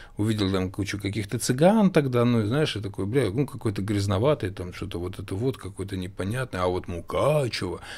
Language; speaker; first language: Russian; native; Russian